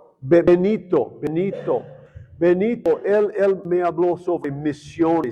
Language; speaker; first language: Spanish; non-native, fluent; English